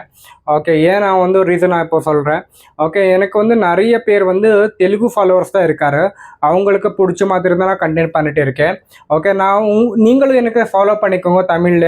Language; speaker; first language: Tamil; non-native, learner; Telugu